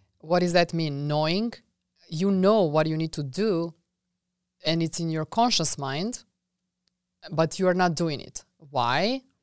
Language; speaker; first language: English; non-native, fluent; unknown